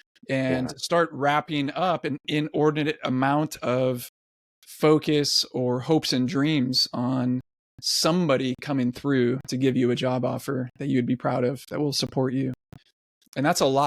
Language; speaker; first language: English; native; English